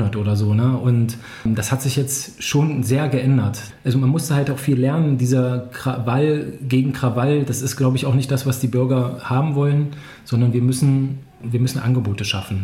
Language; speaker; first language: German; native; German